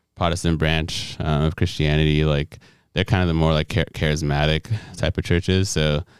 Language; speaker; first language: English; non-native, local second language; Yoruba